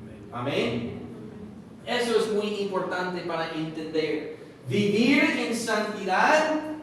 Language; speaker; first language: Spanish; non-native, fluent; English